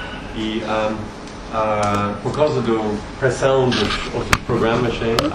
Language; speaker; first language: Portuguese; non-native, learner; English